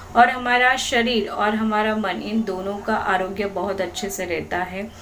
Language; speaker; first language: Hindi; non-native, local second language; Marathi